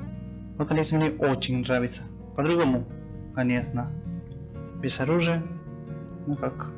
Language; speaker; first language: Russian; non-native, learner; Spanish